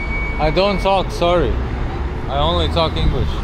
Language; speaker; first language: English; non-native, learner; Lithuanian